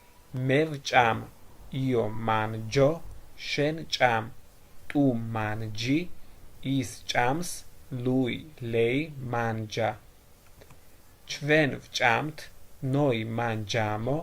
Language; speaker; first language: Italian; non-native, fluent; Georgian